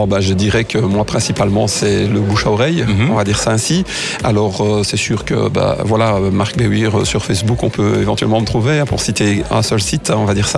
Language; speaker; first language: French; native; French